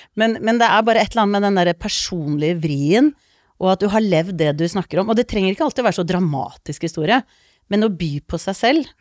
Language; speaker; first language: Norwegian; early bilingual, other home language; Icelandic